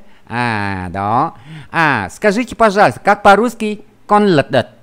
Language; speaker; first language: Russian; non-native, fluent; Vietnamese